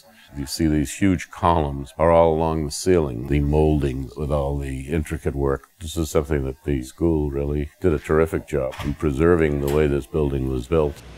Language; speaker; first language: English; native; English